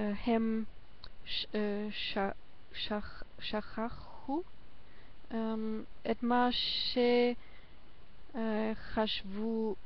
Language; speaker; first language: Hebrew; non-native, learner; German